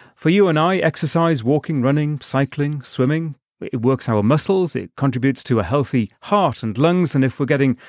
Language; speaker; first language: English; native; English